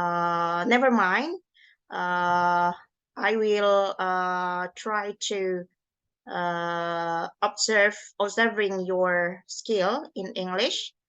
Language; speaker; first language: English; non-native, learner; Indonesian